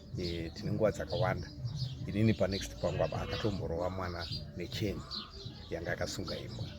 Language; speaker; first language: Shona; native; Shona